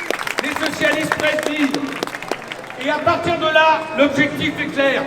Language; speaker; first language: French; native; French